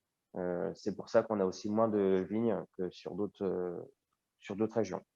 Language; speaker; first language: French; native; French